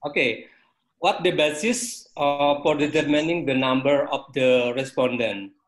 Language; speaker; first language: English; non-native, learner; Indonesian